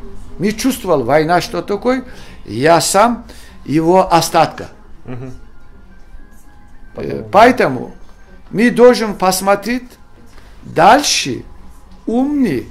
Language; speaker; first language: Russian; non-native, learner; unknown